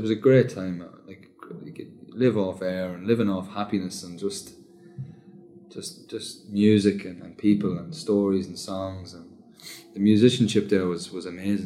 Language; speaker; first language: English; native; English